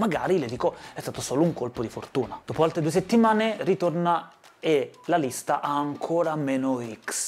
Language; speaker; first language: Italian; native; Italian